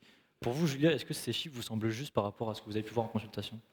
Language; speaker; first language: French; native; French